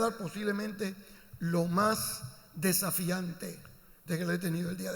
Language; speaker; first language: Spanish; native; Spanish